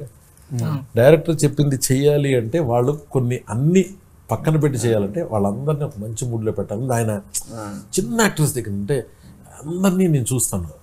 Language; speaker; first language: Telugu; native; Telugu